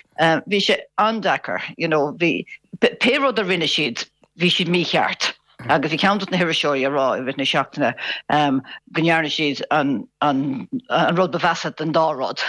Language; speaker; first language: Irish; non-native, local second language; English